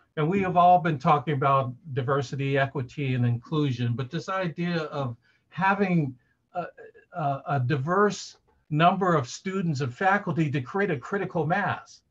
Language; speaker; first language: English; native; English